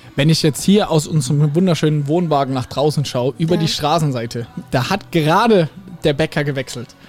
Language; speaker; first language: German; native; German